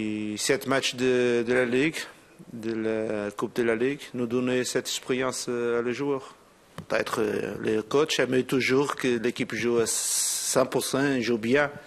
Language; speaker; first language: French; non-native, fluent; Portuguese